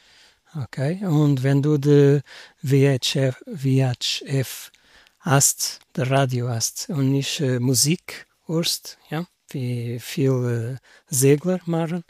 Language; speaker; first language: German; non-native, learner; Portuguese